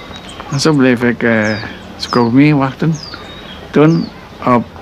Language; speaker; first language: Dutch; non-native, local second language; Indonesian